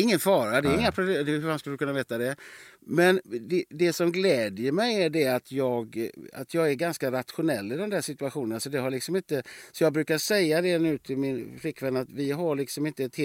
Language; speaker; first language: Swedish; native; Swedish